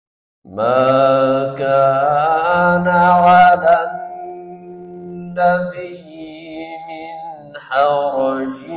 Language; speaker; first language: Arabic; native; Arabic